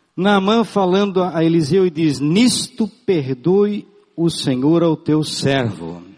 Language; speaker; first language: Portuguese; non-native, local second language; German